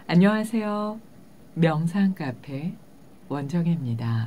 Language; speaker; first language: Korean; native; Korean